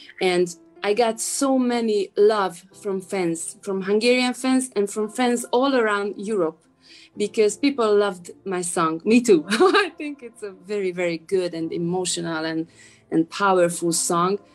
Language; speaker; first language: English; non-native, fluent; Hungarian